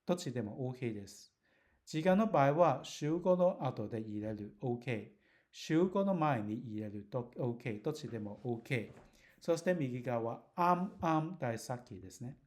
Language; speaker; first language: Japanese; non-native, learner; Cantonese